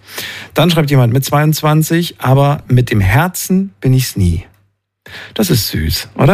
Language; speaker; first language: German; native; German